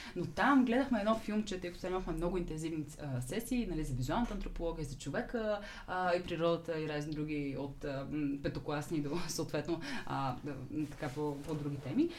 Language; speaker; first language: Bulgarian; native; Bulgarian